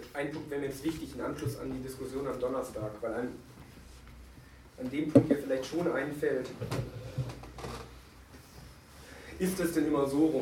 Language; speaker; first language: German; native; German